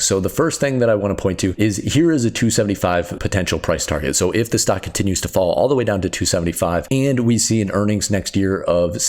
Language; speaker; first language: English; native; English